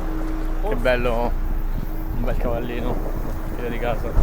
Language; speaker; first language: Italian; native; Italian